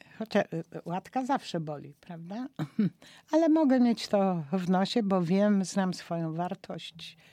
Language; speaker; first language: Polish; native; Polish